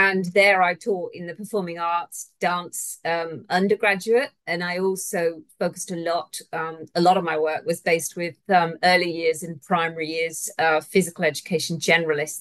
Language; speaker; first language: English; native; English